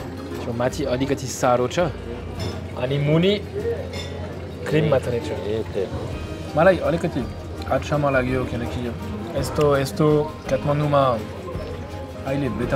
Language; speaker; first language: Nepali; non-native, learner; French